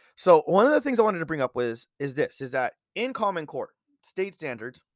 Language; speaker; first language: English; native; English